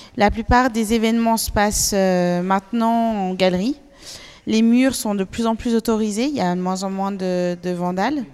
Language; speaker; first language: French; native; French